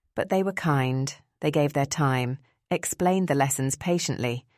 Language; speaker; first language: English; early bilingual, other home language; Spanish